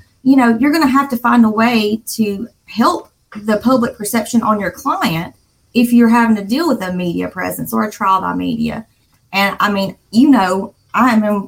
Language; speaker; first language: English; native; English